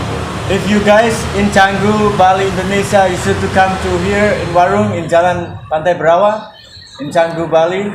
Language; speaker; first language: English; non-native, learner; Indonesian